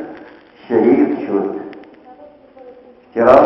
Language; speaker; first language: Persian; non-native, fluent; Urdu